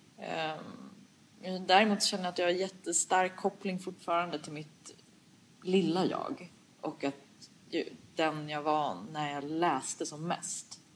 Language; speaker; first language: Swedish; early bilingual, other home language; Persian